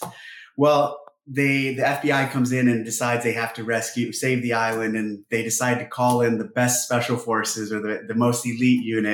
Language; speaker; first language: English; native; English